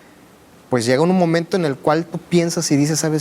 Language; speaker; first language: Spanish; native; Spanish